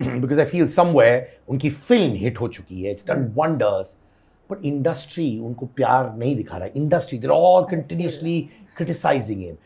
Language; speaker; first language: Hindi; non-native, local second language; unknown